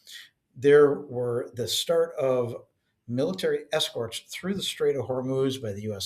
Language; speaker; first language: English; native; English